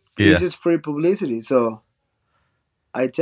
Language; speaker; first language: English; non-native, fluent; Spanish